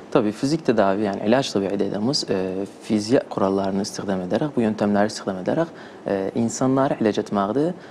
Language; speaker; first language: Turkish; native; Turkish